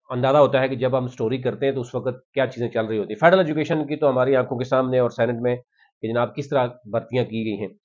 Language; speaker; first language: Urdu; non-native, local second language; Punjabi